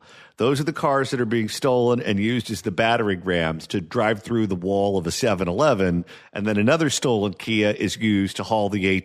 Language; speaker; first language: English; native; English